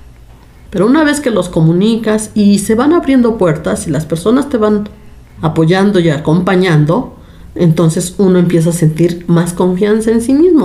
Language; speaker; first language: Spanish; native; Spanish